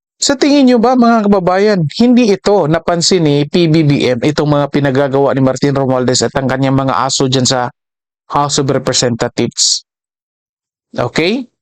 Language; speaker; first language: Filipino; native; Filipino